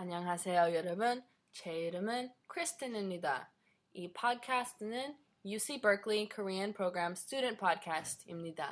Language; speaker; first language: Korean; non-native, learner; English